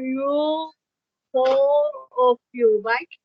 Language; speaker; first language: English; non-native, learner; Spanish